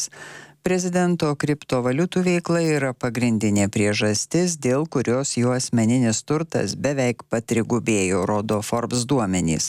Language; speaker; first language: Lithuanian; native; Lithuanian